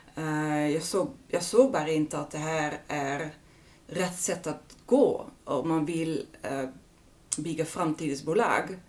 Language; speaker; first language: Swedish; non-native, fluent; Dutch